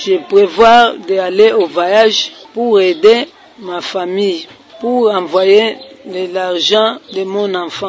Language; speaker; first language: French; non-native, learner; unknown